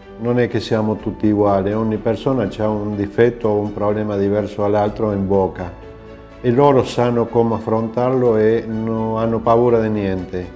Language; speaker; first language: Italian; non-native, fluent; Spanish